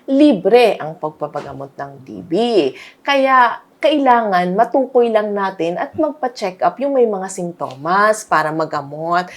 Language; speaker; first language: Filipino; native; Filipino